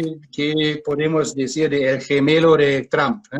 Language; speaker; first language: Spanish; non-native, fluent; German